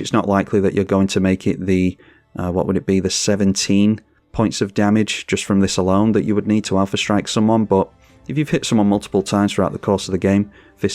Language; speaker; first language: English; native; English